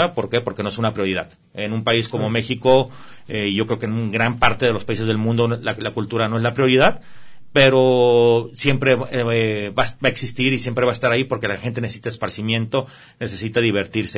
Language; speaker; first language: Spanish; native; Spanish